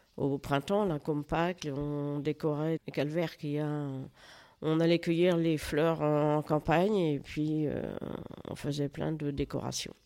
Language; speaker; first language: French; native; French